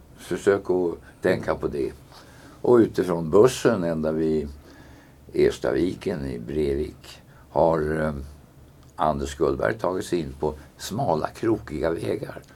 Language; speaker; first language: Swedish; native; Swedish